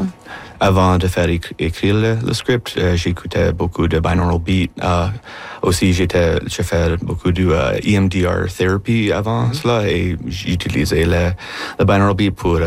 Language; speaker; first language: French; non-native, local second language; English